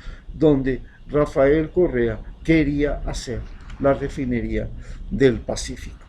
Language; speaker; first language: Spanish; native; Spanish